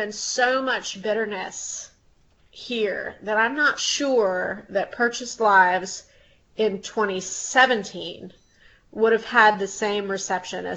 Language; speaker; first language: English; native; English